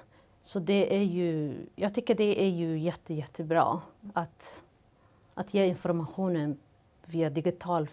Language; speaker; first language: Swedish; non-native, fluent; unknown